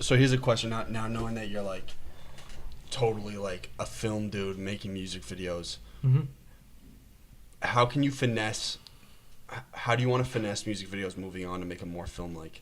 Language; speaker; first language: English; native; English